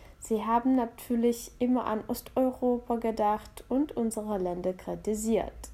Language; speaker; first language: German; non-native, fluent; Czech